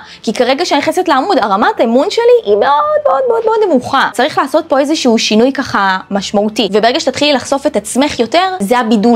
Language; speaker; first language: Hebrew; native; Hebrew